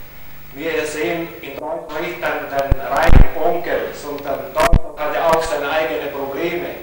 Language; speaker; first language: German; non-native, local second language; Hungarian